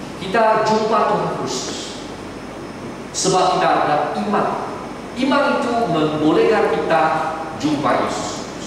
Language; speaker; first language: Malay; non-native, local second language; Chinese